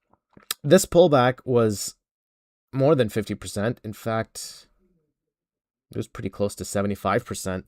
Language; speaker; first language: English; native; English